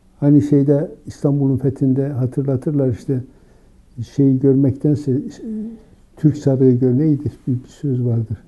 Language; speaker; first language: Turkish; native; Turkish